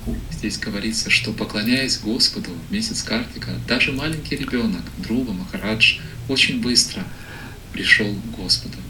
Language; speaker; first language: Russian; native; Russian